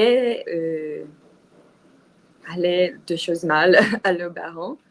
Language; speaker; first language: French; non-native, learner; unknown